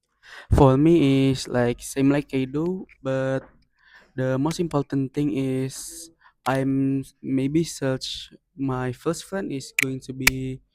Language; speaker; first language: English; non-native, learner; Indonesian